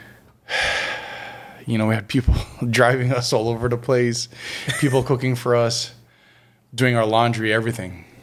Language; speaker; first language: English; early bilingual, other home language; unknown